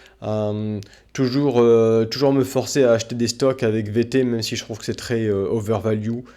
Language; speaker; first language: French; native; French